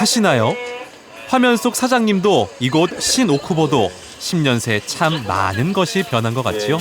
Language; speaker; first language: Korean; native; Korean